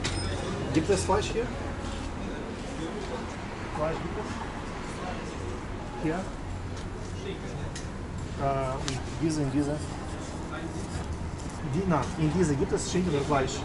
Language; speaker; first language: German; non-native, learner; Russian